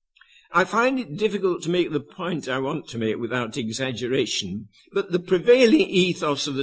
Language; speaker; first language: English; native; English